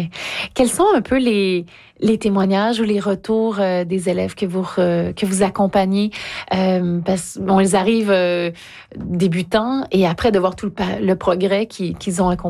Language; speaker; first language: French; native; French